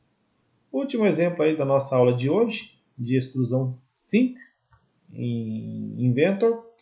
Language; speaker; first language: Portuguese; native; Portuguese